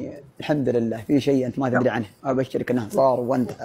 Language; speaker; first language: Arabic; native; Arabic